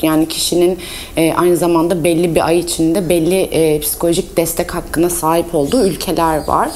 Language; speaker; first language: Turkish; early bilingual, heritage; Turkish